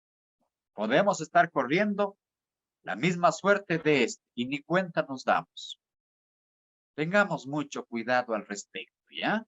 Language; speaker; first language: Spanish; native; Spanish